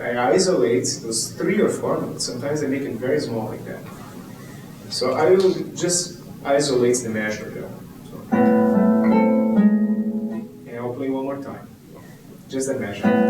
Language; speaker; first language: English; non-native, fluent; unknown